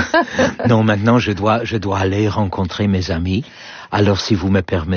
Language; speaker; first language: French; non-native, fluent; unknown